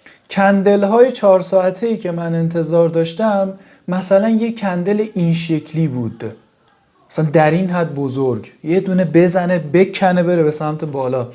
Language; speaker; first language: Persian; native; Persian